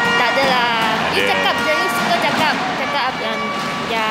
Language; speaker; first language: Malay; non-native, local second language; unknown